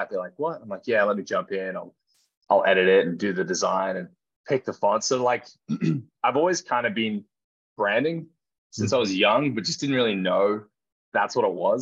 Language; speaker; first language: English; native; English